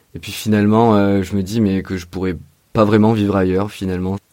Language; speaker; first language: French; native; French